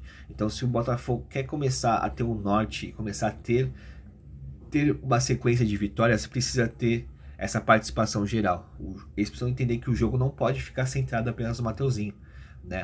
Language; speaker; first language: Portuguese; native; Portuguese